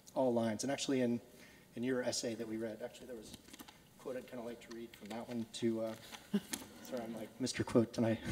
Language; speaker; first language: English; native; English